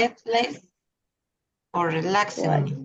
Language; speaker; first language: English; non-native, learner; Spanish